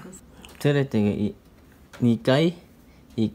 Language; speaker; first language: Japanese; non-native, learner; Filipino